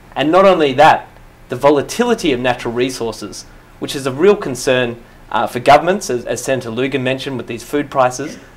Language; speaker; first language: English; native; English